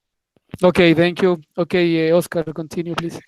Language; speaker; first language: English; non-native, fluent; Spanish